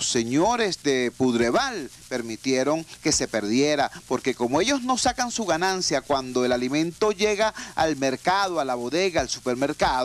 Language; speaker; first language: Spanish; native; Spanish